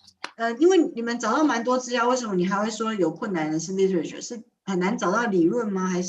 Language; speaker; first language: Chinese; native; Chinese